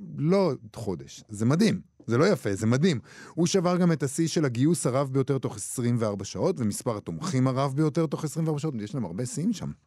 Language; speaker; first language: Hebrew; native; Hebrew